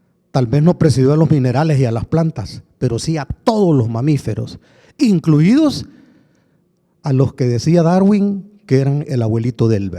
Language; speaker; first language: Spanish; native; Spanish